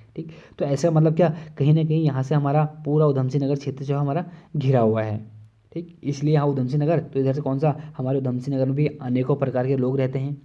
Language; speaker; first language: Hindi; native; Hindi